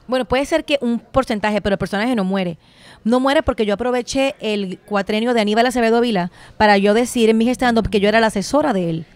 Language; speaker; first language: Spanish; native; Spanish